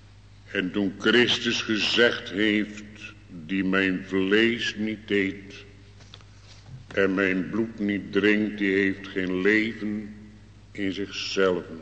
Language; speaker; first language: Dutch; native; Dutch